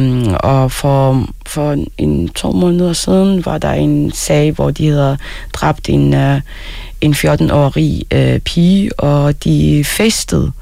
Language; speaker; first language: Danish; early bilingual, other home language; Arabic